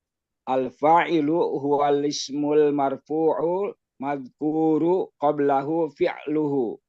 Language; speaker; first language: Arabic; non-native, learner; Indonesian